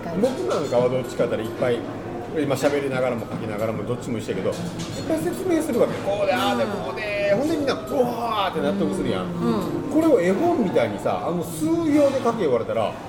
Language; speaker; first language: Japanese; native; Japanese